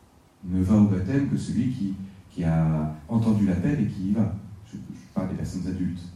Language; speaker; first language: French; native; French